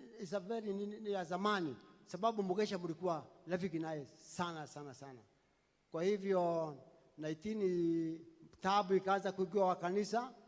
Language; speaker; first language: Swahili; non-native, local second language; Kikuyu